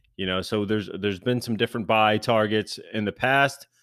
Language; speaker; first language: English; native; English